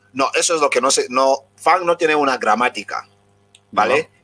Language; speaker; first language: Spanish; non-native, local second language; Fang